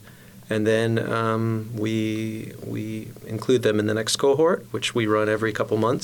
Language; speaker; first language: English; native; English